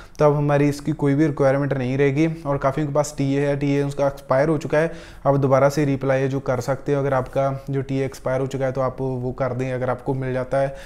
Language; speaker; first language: Hindi; non-native, local second language; Punjabi